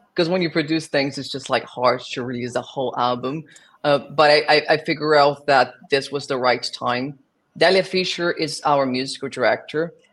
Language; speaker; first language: English; non-native, fluent; Portuguese